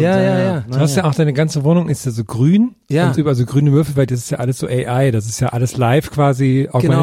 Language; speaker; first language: German; native; German